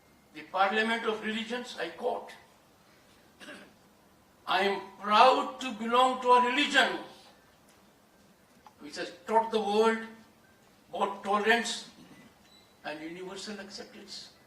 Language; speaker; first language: English; non-native, local second language; Hindi